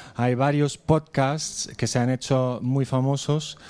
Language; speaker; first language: Spanish; non-native, fluent; German